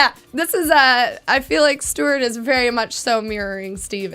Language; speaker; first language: English; native; English